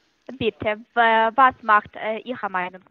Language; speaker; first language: German; non-native, fluent; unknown